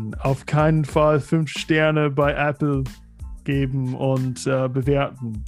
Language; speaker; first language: German; non-native, fluent; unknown